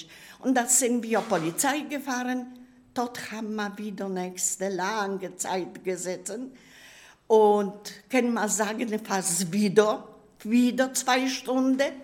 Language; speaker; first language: German; non-native, learner; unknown